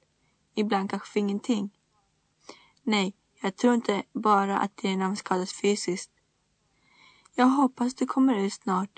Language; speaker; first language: Swedish; early bilingual, other home language; Greek